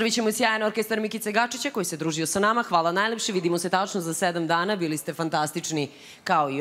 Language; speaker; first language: Serbian; native; Serbian